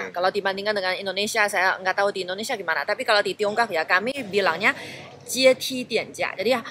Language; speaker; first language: Indonesian; non-native, fluent; Chinese